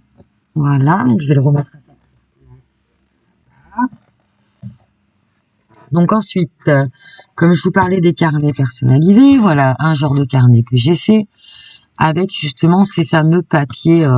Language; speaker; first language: French; native; French